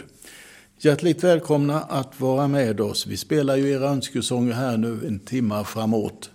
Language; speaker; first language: Swedish; native; Swedish